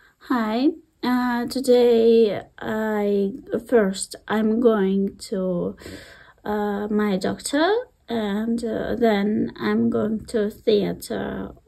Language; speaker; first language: English; non-native, learner; Russian